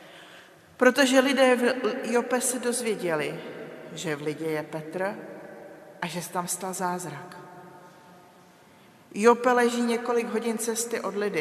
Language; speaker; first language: Czech; native; Czech